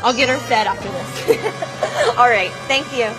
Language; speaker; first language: English; native; English